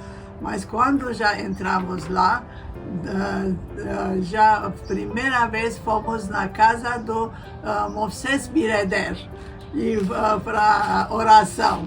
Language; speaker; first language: Portuguese; non-native, learner; Armenian